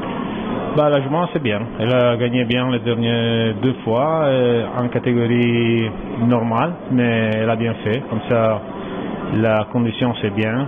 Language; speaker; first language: French; non-native, learner; Italian